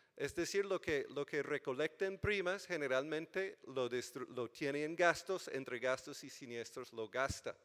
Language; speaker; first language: Spanish; non-native, fluent; English